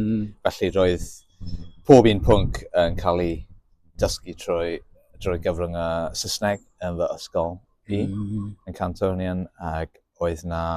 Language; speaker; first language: Welsh; non-native, local second language; English